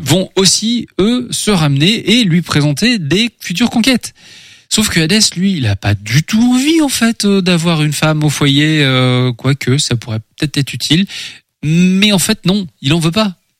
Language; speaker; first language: French; native; French